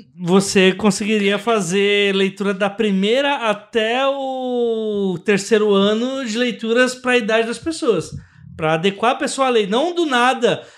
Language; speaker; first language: Portuguese; native; Portuguese